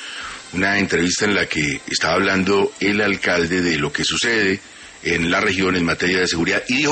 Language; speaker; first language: Spanish; native; Spanish